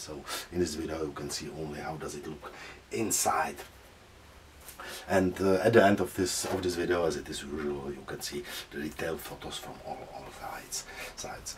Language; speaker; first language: English; non-native, learner; Czech